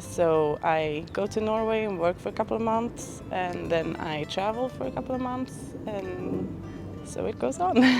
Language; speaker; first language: English; non-native, fluent; Swedish